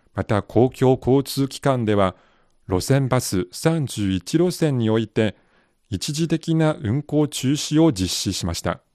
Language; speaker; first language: Japanese; non-native, fluent; Chinese